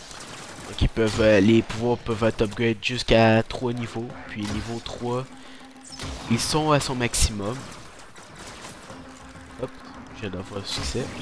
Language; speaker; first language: French; native; French